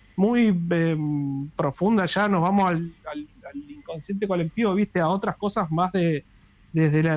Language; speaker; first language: Spanish; native; Spanish